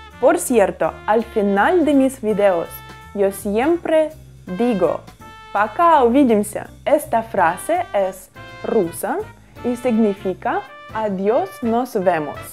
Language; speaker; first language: Spanish; non-native, fluent; Russian